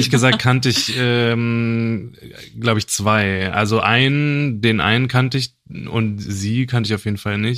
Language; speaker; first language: German; native; German